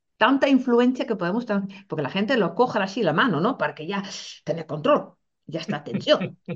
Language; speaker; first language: Spanish; non-native, fluent; Dutch